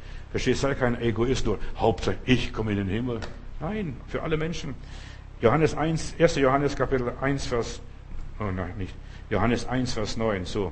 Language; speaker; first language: German; non-native, fluent; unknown